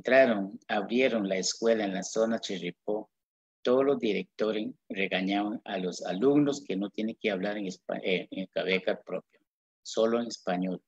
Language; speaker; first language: Spanish; non-native, local second language; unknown